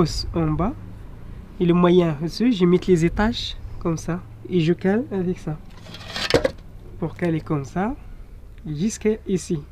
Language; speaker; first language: French; non-native, local second language; Arabic